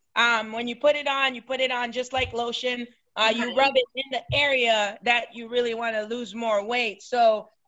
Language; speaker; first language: English; non-native, fluent; Haitian Creole